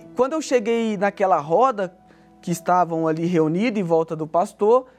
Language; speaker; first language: Portuguese; native; Portuguese